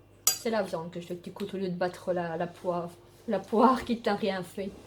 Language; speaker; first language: French; native; French